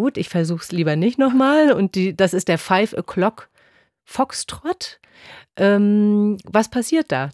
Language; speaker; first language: German; native; German